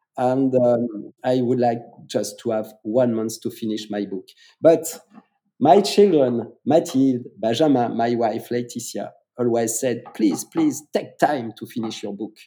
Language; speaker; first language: English; non-native, fluent; French